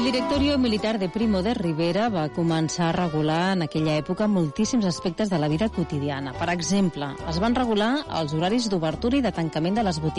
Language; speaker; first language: Catalan; native; Catalan